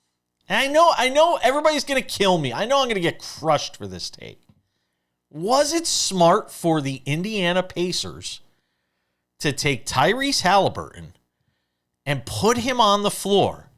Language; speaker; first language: English; native; English